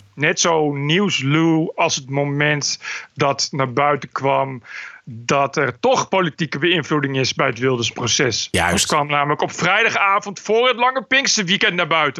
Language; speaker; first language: Dutch; native; Dutch